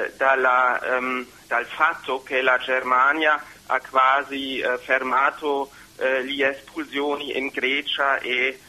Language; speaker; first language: Italian; non-native, learner; German